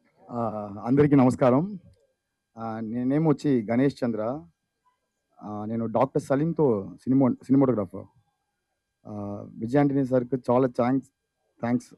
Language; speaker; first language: Telugu; non-native, fluent; Tamil